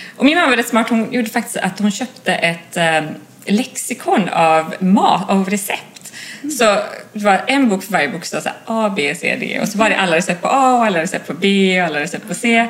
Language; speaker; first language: Swedish; native; Swedish